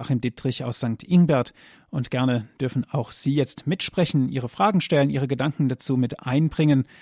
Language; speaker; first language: German; native; German